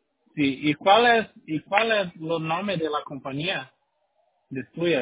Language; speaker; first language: Spanish; non-native, learner; Portuguese